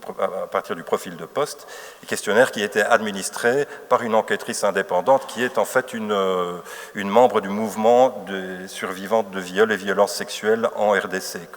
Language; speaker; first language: French; native; French